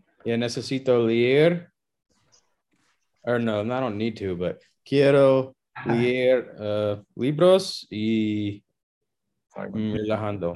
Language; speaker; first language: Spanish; non-native, learner; English